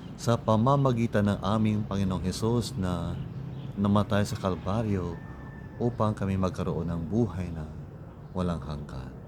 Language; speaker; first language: Filipino; non-native, local second language; Iloko